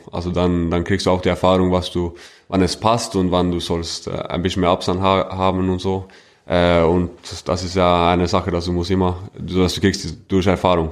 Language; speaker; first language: German; non-native, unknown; Norwegian